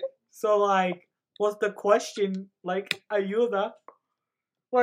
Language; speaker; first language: English; early bilingual, other home language; Spanish